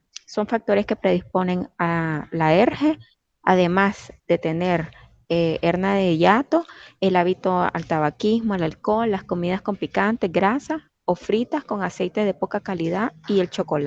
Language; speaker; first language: Spanish; native; Spanish